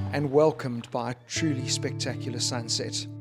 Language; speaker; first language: English; native; English